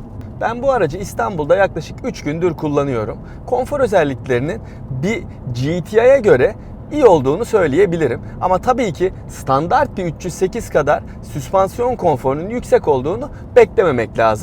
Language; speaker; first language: Turkish; native; Turkish